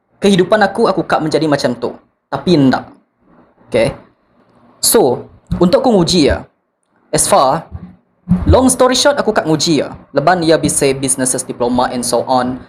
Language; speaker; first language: Malay; non-native, local second language; Iban